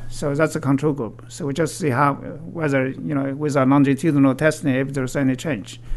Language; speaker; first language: English; non-native, fluent; Chinese